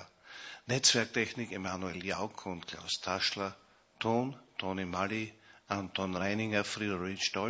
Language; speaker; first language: German; native; German